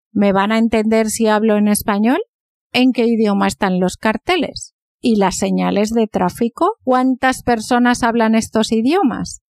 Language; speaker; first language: Spanish; native; Spanish